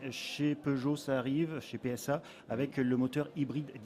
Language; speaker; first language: French; native; French